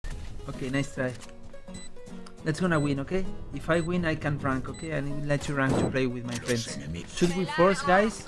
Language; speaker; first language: English; non-native, learner; Spanish